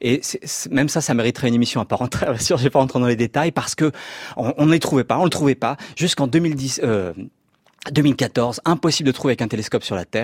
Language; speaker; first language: French; native; French